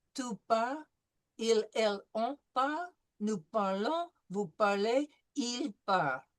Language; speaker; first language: French; non-native, fluent; English